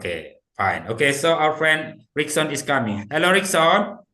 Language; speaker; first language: English; non-native, fluent; Indonesian